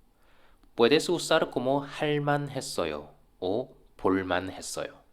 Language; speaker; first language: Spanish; non-native, fluent; Korean